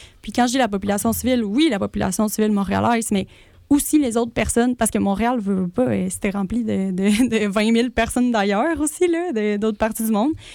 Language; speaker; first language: French; early bilingual, other home language; Spanish